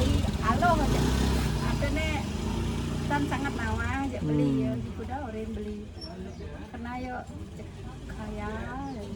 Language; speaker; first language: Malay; non-native, local second language; Balinese